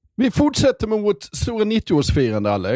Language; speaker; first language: Swedish; native; Swedish